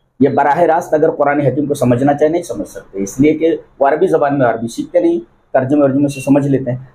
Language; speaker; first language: Hindi; non-native, local second language; Bhojpuri